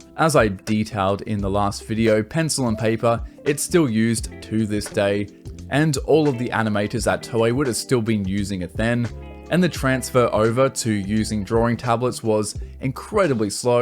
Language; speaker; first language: English; native; English